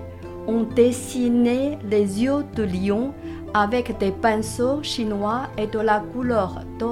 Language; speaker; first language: French; non-native, fluent; Chinese